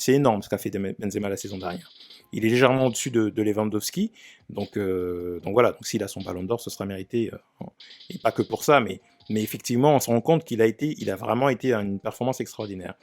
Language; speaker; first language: French; native; French